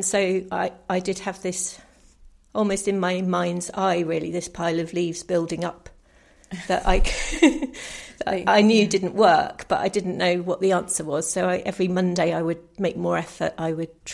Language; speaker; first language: English; native; English